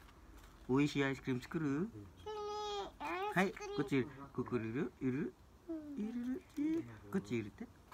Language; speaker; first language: Japanese; non-native, learner; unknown